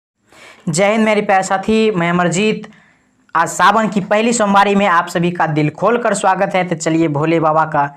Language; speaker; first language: Hindi; native; Hindi